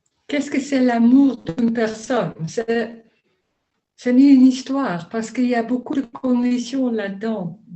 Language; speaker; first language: French; non-native, learner; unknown